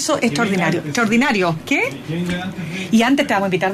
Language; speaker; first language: Spanish; native; Spanish